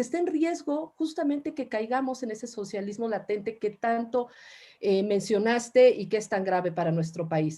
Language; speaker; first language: Spanish; native; Spanish